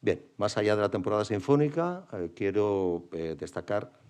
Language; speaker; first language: Spanish; native; Spanish